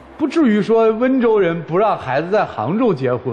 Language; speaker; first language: Chinese; native; Chinese